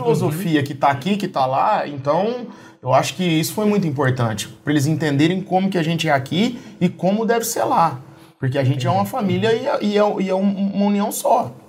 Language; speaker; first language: Portuguese; native; Portuguese